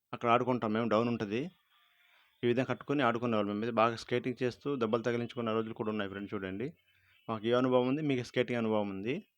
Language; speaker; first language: Telugu; non-native, local second language; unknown